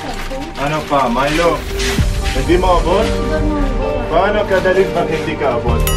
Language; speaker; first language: Filipino; non-native, learner; Arabic